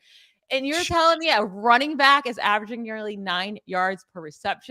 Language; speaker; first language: English; native; English